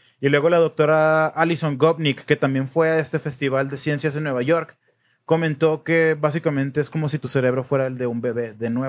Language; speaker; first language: Spanish; native; Spanish